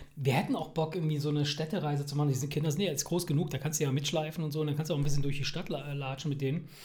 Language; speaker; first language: German; early bilingual, other home language; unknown